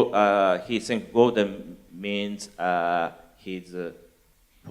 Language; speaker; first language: English; non-native, learner; Japanese